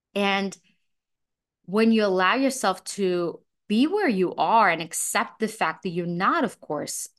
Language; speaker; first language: English; non-native, fluent; Russian